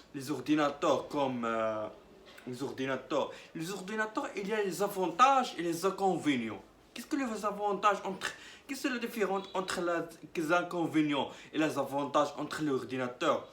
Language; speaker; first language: French; non-native, learner; Arabic